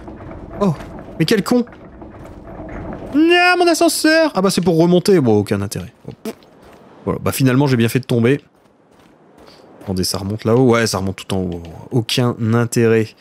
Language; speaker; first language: French; native; French